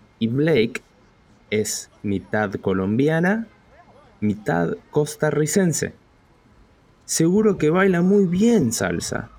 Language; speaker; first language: Spanish; early bilingual, heritage; Spanish